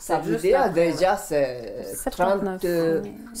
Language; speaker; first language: French; non-native, fluent; Japanese